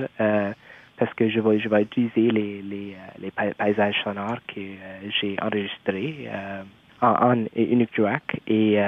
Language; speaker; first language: French; non-native, local second language; English